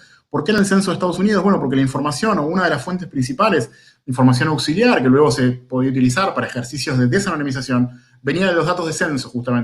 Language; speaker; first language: Spanish; native; Spanish